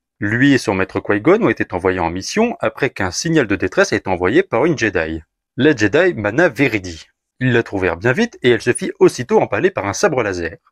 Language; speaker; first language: French; native; French